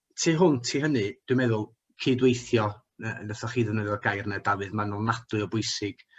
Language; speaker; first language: Welsh; native; Welsh